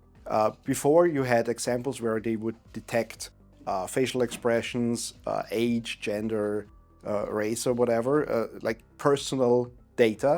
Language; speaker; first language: English; non-native, fluent; German